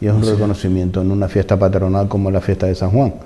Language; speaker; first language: Spanish; native; Spanish